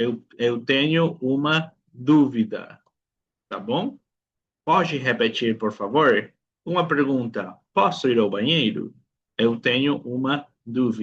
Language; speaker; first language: Portuguese; non-native, fluent; Spanish